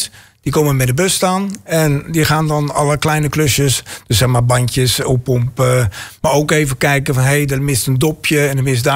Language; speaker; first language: Dutch; native; Dutch